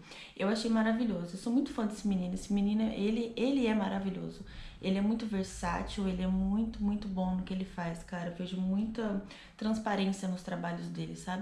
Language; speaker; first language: Portuguese; native; Portuguese